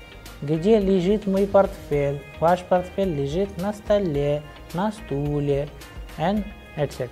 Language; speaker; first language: Russian; non-native, fluent; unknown